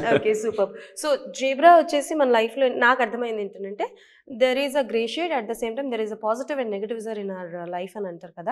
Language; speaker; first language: Telugu; native; Telugu